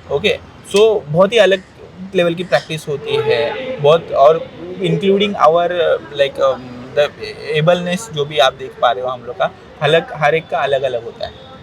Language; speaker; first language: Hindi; non-native, local second language; Marathi